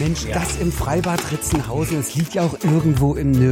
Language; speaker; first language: German; native; German